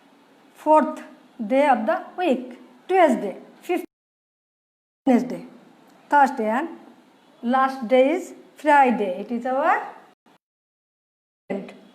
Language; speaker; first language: English; non-native, learner; Bangla